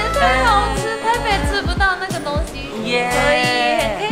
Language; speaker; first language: Chinese; non-native, fluent; Japanese